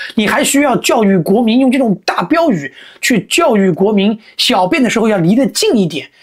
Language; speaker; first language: Chinese; native; Chinese